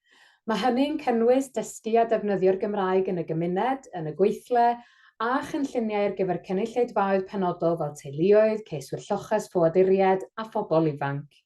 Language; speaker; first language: Welsh; native; Welsh